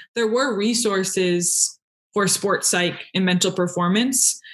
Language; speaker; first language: English; native; English